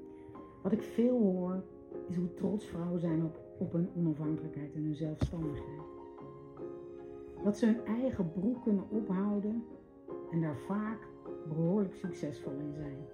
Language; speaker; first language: Dutch; native; Dutch